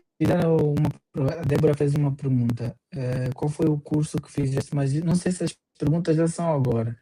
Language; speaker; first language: Portuguese; native; Portuguese